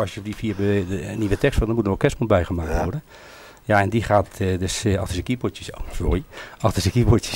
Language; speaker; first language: Dutch; native; Dutch